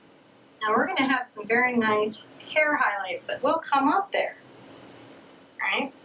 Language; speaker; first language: English; native; English